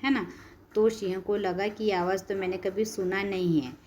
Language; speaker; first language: Hindi; non-native, local second language; Marathi